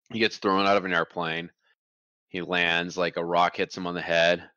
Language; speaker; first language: English; native; English